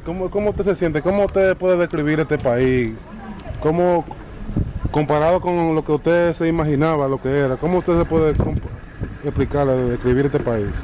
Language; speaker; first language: Spanish; early bilingual, heritage; Spanish